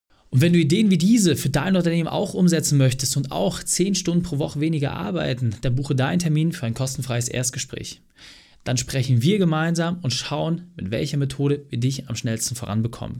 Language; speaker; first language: German; native; German